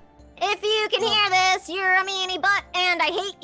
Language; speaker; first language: English; native; English